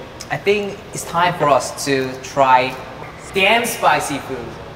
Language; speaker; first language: English; non-native, fluent; Korean